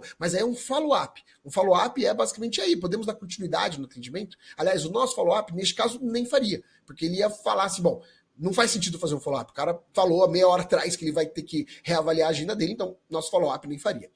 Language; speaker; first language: Portuguese; native; Portuguese